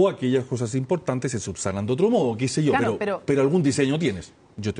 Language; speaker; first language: Spanish; native; Spanish